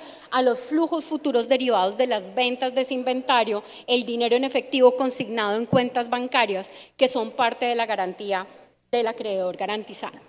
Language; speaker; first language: Spanish; native; Spanish